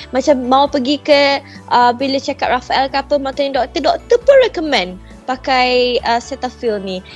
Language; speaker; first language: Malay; native; Malay